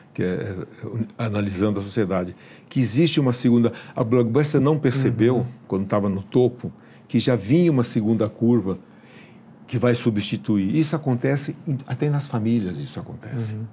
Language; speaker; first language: Portuguese; early bilingual, other home language; Hungarian